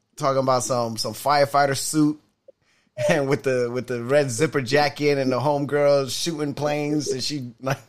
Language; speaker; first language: English; native; English